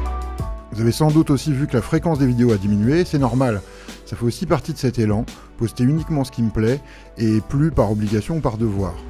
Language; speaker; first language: French; native; French